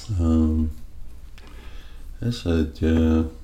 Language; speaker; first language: Hungarian; early bilingual, heritage; Hungarian